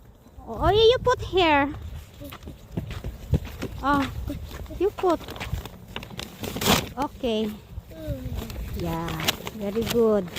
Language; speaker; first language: English; non-native, learner; Filipino